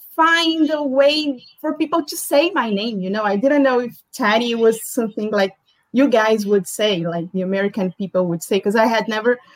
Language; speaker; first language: English; non-native, fluent; Portuguese